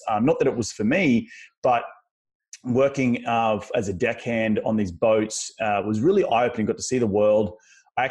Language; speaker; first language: English; native; English